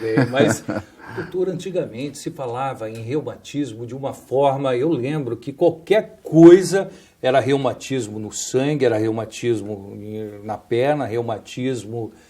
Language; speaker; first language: Portuguese; native; Portuguese